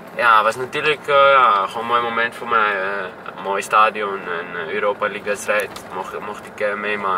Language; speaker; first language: Dutch; non-native, fluent; Greek